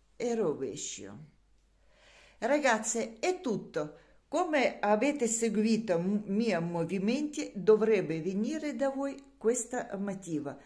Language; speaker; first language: Italian; non-native, learner; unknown